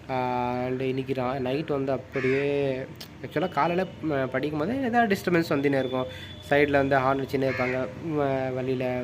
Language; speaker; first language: Tamil; non-native, local second language; Hindi